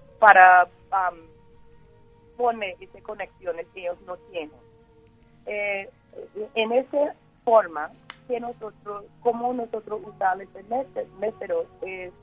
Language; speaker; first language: Spanish; non-native, learner; English